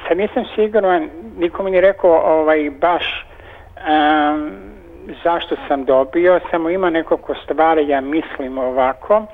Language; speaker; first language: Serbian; early bilingual, heritage; Serbian